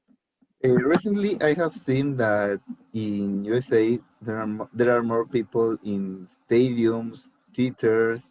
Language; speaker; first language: English; non-native, learner; Spanish